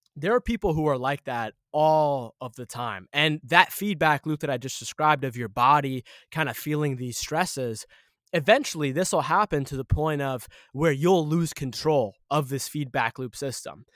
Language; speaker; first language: English; early bilingual, other home language; Arabic